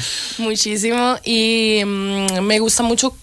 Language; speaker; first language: Spanish; non-native, learner; Italian